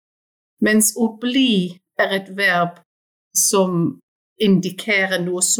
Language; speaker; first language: Norwegian; non-native, fluent; English